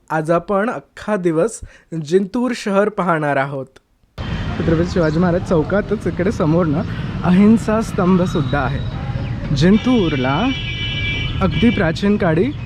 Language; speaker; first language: Marathi; native; Marathi